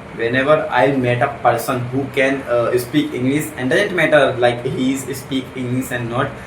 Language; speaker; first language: English; non-native, local second language; Hindi